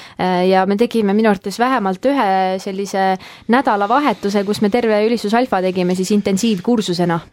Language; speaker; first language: Estonian; early bilingual, heritage; Estonian